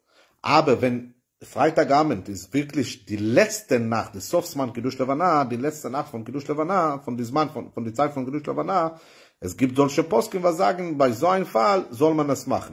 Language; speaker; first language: German; non-native, fluent; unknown